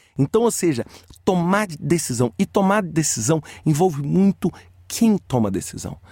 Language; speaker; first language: Portuguese; native; Portuguese